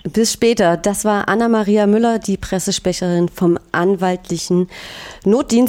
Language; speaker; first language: German; native; German